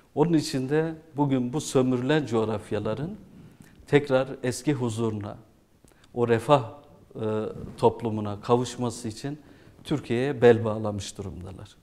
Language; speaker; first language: Turkish; native; Turkish